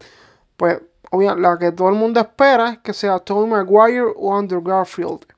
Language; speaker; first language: Spanish; native; Spanish